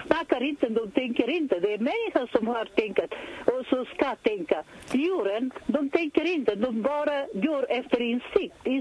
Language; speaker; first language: Swedish; non-native, fluent; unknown